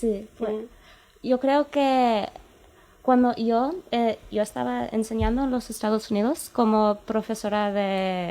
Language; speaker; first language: Spanish; non-native, fluent; English